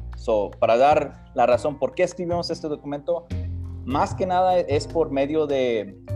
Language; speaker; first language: Spanish; early bilingual, heritage; Spanish